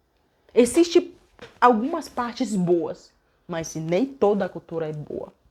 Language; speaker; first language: Portuguese; non-native, local second language; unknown